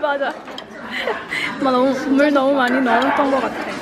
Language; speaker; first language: Korean; non-native, fluent; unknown